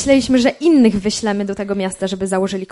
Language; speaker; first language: Polish; native; Polish